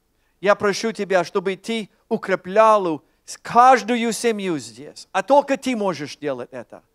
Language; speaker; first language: Russian; non-native, fluent; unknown